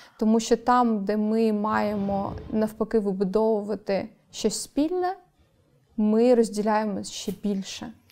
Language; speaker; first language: Ukrainian; non-native, local second language; Crimean Tatar